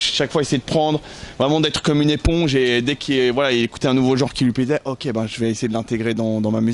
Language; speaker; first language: French; native; French